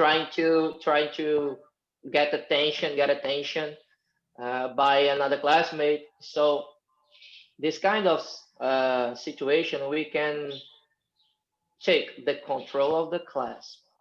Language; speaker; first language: English; non-native, fluent; Portuguese